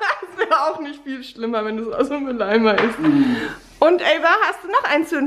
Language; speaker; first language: German; native; German